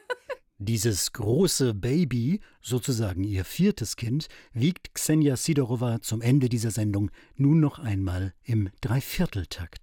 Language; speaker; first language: German; native; German